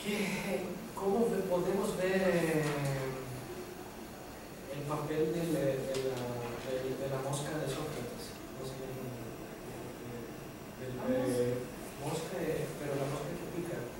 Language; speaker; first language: Spanish; non-native, fluent; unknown